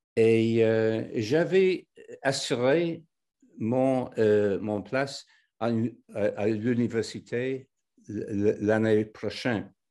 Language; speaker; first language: French; non-native, fluent; English